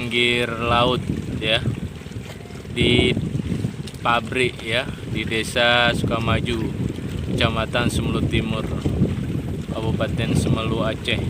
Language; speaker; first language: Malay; non-native, local second language; Javanese